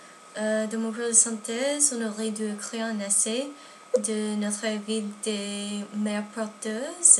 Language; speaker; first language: French; non-native, learner; English